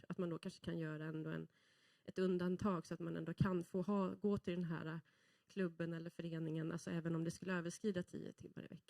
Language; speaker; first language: Swedish; native; Swedish